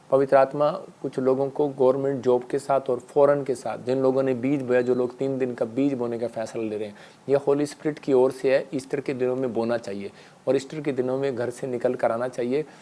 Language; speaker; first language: Hindi; non-native, local second language; Punjabi